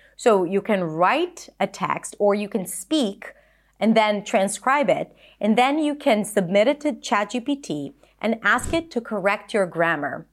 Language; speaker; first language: English; non-native, fluent; Hebrew